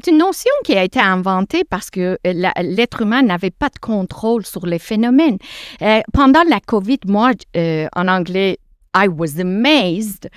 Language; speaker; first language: French; non-native, fluent; Persian